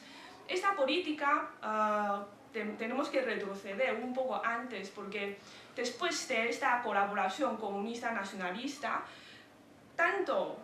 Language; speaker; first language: Spanish; non-native, fluent; Chinese